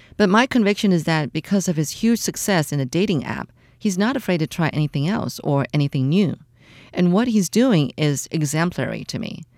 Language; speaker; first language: English; non-native, fluent; Chinese